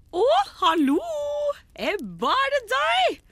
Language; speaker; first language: Norwegian; native; Norwegian